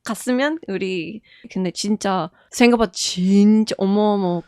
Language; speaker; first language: Korean; non-native, fluent; English